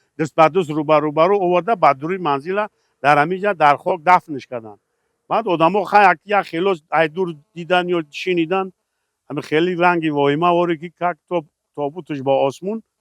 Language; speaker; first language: Tajik; native; Tajik